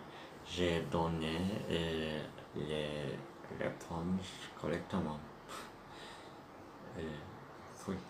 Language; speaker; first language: French; non-native, learner; Turkish